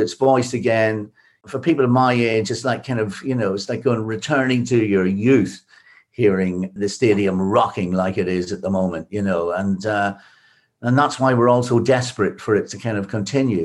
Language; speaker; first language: English; native; English